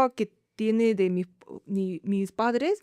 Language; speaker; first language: Spanish; non-native, fluent; Korean